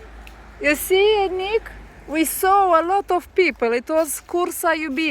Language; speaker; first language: English; non-native, learner; Romanian